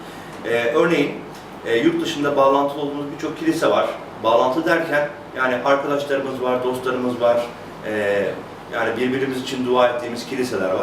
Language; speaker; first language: Turkish; native; Turkish